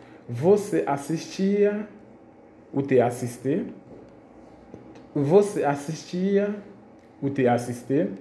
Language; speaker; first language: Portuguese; non-native, fluent; Haitian Creole